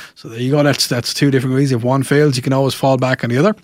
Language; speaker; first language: English; non-native, local second language; Irish